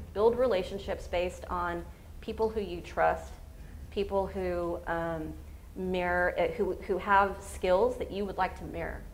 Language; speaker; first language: English; native; English